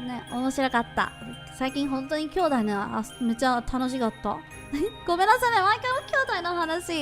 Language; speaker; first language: Japanese; non-native, learner; English